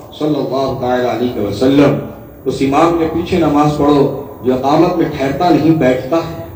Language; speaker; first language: Urdu; native; Urdu